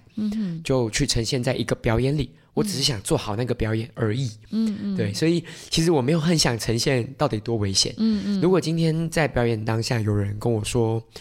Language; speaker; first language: Chinese; native; Chinese